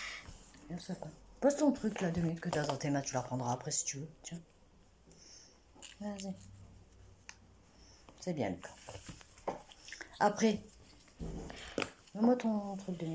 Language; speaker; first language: French; native; French